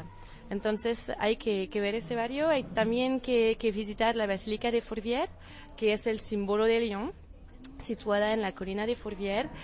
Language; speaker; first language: Spanish; non-native, fluent; French